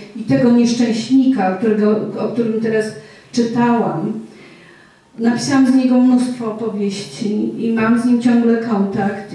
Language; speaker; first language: Polish; native; Polish